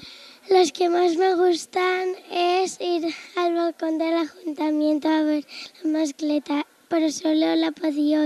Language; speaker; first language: Spanish; non-native, local second language; Catalan